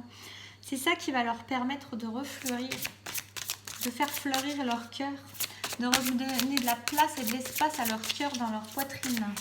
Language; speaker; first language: French; native; French